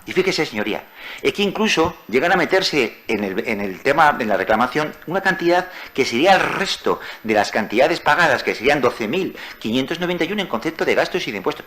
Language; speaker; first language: Spanish; native; Spanish